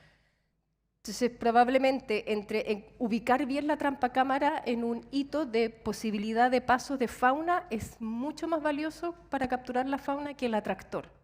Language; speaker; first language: Spanish; native; Spanish